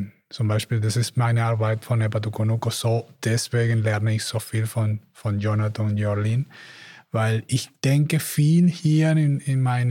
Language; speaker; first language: German; non-native, learner; Spanish